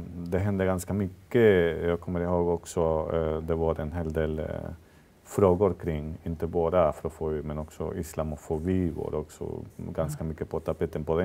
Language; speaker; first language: Swedish; non-native, fluent; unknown